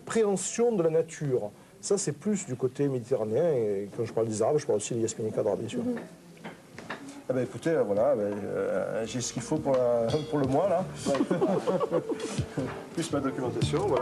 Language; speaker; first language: French; native; French